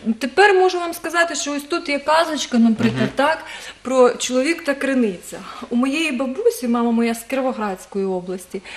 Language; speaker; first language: Ukrainian; native; Ukrainian